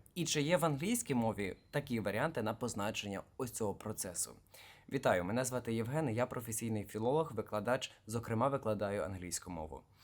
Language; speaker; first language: Ukrainian; native; Ukrainian